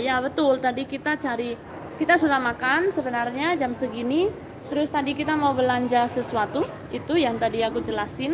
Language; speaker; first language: Indonesian; non-native, fluent; Spanish